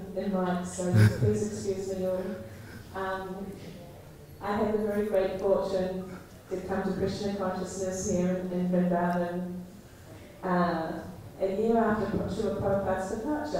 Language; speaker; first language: English; native; English